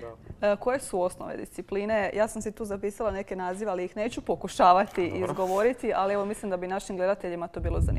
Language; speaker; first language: Croatian; native; Croatian